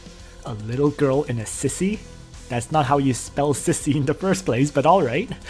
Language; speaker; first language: English; native; English